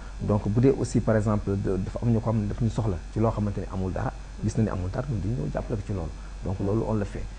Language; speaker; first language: Wolof; non-native, local second language; Fula